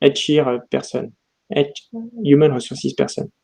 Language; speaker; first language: English; non-native, learner; French